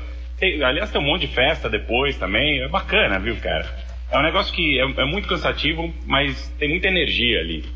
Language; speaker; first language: Portuguese; native; Portuguese